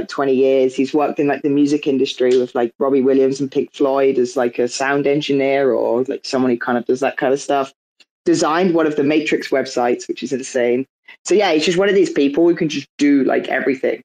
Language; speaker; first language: English; native; English